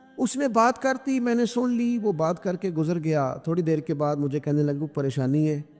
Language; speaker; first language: Urdu; non-native, local second language; Punjabi